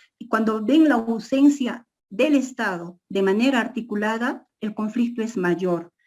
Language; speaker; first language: Spanish; non-native, local second language; Quechua